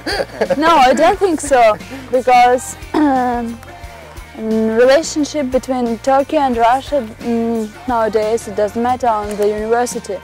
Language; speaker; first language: English; non-native, learner; Russian